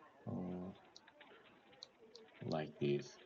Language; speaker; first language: English; non-native, learner; Korean